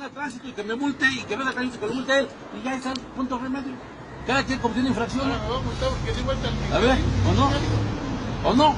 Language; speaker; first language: Spanish; native; Spanish